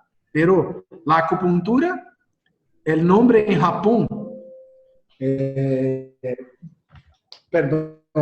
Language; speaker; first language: Spanish; non-native, learner; Portuguese